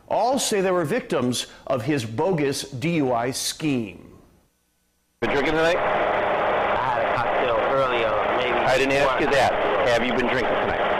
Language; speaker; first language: English; native; English